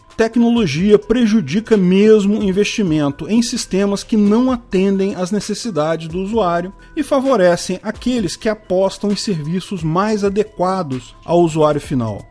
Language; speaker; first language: Portuguese; native; Portuguese